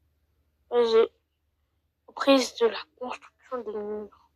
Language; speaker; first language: French; native; French